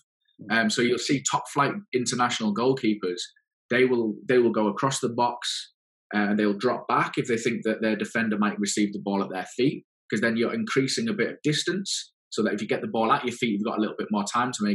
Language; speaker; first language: English; native; English